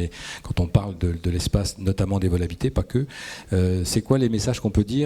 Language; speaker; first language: French; native; French